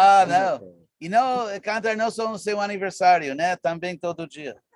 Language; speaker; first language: Portuguese; non-native, fluent; English